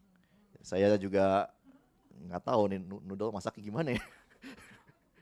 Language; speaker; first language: Indonesian; native; Indonesian